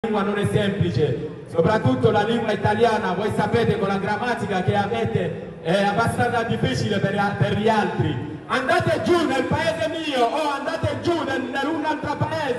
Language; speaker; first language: Italian; non-native, learner; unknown